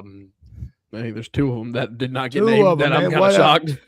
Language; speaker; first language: English; native; English